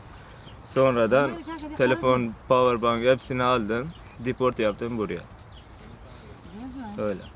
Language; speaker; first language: Turkish; non-native, learner; Persian